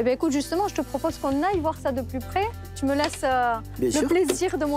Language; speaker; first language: French; native; French